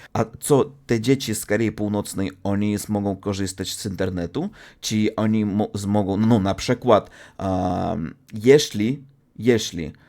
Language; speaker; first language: Polish; non-native, fluent; Russian